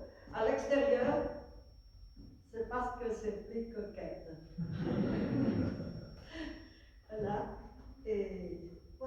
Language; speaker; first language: French; non-native, fluent; Vietnamese